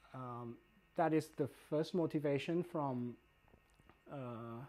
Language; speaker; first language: English; non-native, fluent; Thai